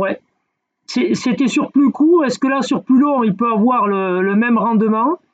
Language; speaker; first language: French; native; French